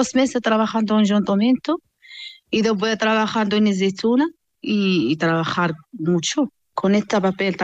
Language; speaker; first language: Spanish; non-native, learner; Arabic